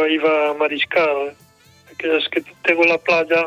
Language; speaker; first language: Spanish; non-native, local second language; Galician